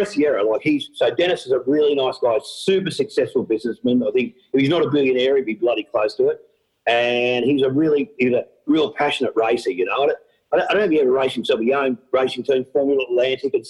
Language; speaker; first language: English; native; English